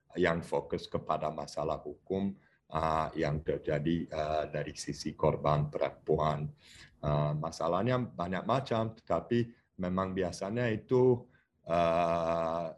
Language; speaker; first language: Indonesian; non-native, fluent; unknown